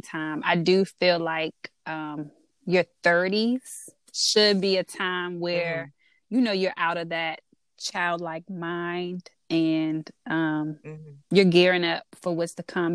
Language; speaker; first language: English; native; English